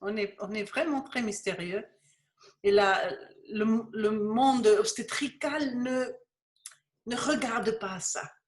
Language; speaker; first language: French; non-native, fluent; Spanish